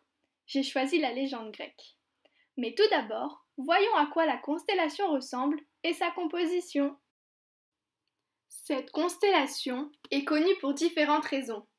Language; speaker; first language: French; native; French